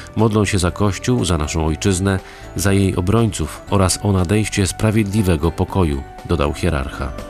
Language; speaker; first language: Polish; native; Polish